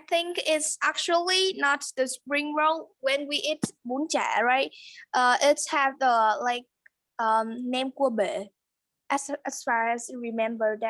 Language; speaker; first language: English; non-native, learner; Vietnamese